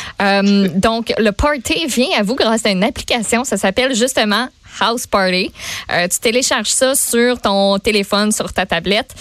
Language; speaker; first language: French; native; French